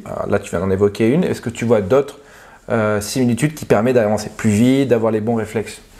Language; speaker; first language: French; native; French